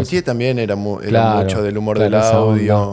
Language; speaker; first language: Spanish; native; Spanish